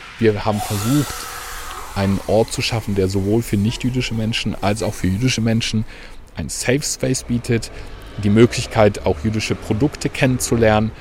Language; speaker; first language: German; non-native, fluent; Polish